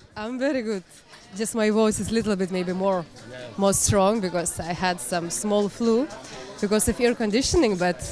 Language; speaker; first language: English; non-native, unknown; Lithuanian